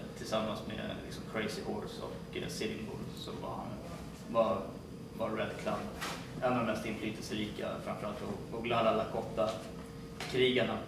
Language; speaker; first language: Swedish; native; Swedish